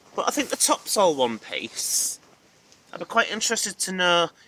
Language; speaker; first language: English; native; English